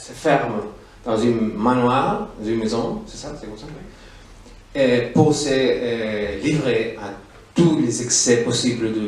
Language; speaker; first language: French; non-native, fluent; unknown